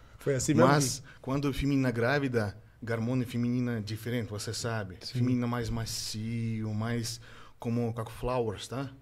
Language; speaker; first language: Portuguese; non-native, learner; Russian